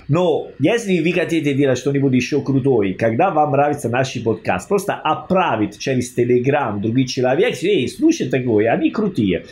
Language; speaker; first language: Russian; non-native, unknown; Italian